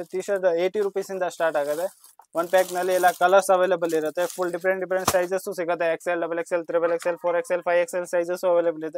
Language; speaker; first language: Kannada; non-native, local second language; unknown